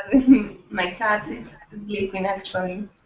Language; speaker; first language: English; non-native, learner; Spanish